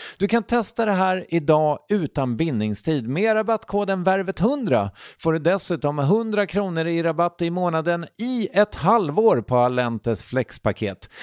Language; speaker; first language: Swedish; native; Swedish